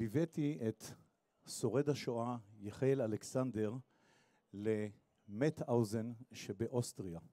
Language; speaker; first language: Hebrew; native; Hebrew